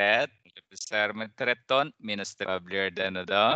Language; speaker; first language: Swedish; non-native, fluent; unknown